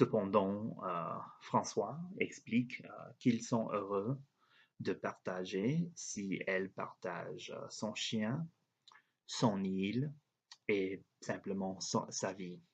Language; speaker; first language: French; non-native, learner; English